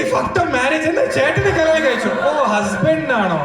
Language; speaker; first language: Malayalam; non-native, learner; English